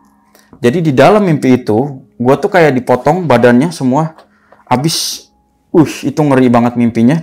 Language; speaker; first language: Indonesian; native; Indonesian